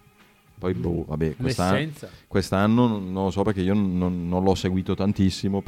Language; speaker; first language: Italian; native; Italian